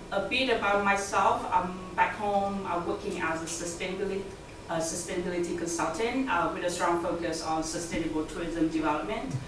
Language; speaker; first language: English; non-native, fluent; Vietnamese